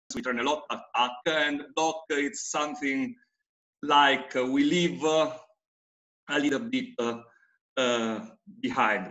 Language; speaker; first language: English; non-native, fluent; Italian